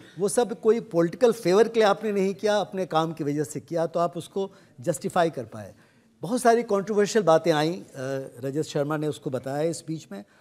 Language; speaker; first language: Hindi; native; Hindi